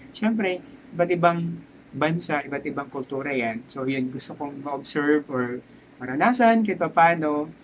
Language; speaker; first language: Filipino; non-native, local second language; Cebuano